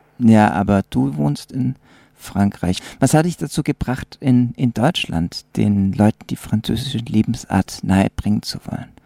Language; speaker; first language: German; native; German